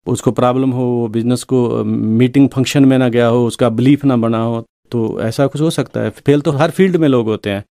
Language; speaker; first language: Hindi; non-native, local second language; Punjabi